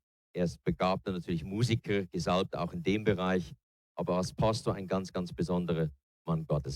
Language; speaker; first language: German; native; German